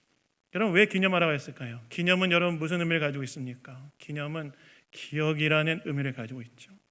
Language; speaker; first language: Korean; native; Korean